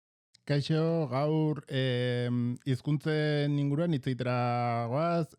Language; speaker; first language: Basque; native; Basque